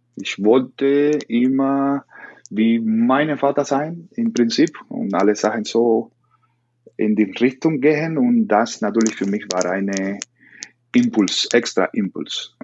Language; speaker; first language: German; non-native, learner; Spanish